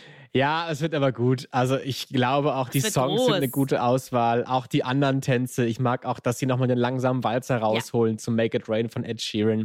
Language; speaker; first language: German; native; German